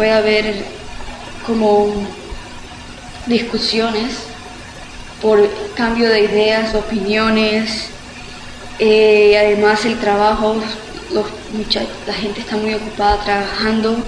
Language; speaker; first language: Spanish; early bilingual, heritage; Spanish